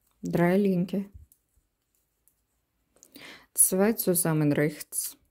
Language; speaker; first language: German; non-native, learner; Russian